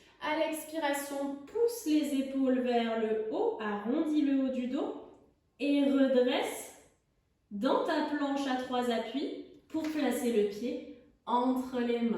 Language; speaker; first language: French; native; French